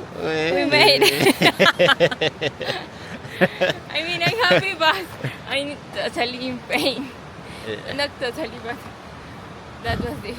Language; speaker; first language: English; non-native, fluent; Spanish